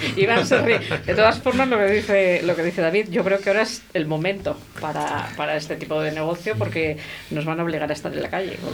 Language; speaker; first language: Spanish; native; Spanish